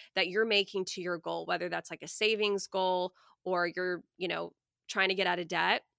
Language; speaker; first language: English; native; English